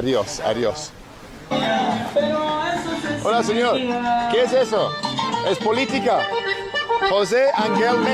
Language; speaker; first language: Spanish; non-native, learner; English